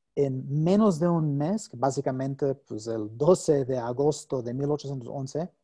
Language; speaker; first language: Spanish; non-native, fluent; English